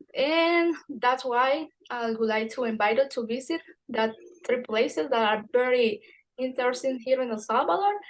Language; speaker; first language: English; non-native, fluent; Spanish